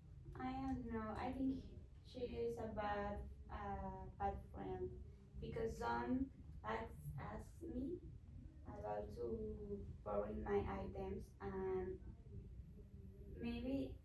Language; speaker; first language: English; non-native, learner; Spanish